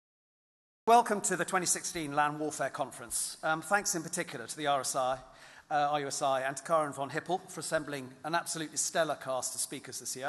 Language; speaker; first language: English; native; English